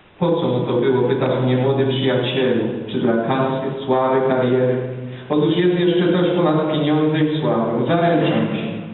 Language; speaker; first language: Polish; native; Polish